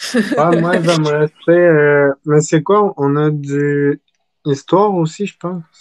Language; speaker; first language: French; native; French